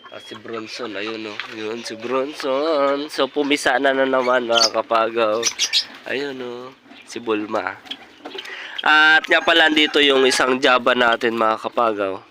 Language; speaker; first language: Filipino; native; Filipino